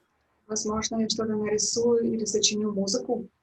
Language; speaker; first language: Russian; native; Russian